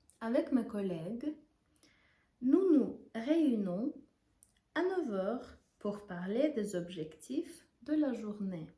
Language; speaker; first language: French; non-native, fluent; Ukrainian